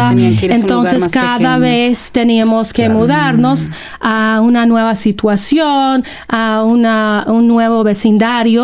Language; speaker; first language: Spanish; non-native, fluent; English